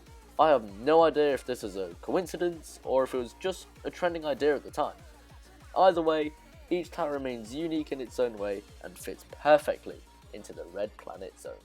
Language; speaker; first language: English; native; English